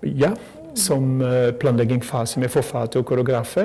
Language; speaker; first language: Norwegian; non-native, fluent; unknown